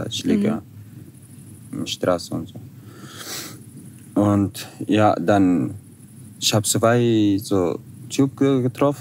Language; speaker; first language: German; non-native, fluent; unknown